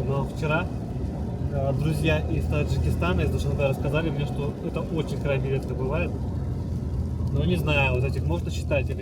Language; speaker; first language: Russian; native; Russian